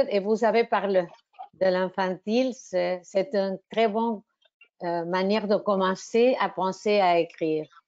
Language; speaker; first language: French; non-native, fluent; Spanish